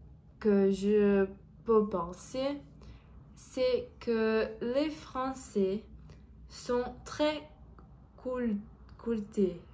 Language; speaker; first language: French; non-native, learner; Portuguese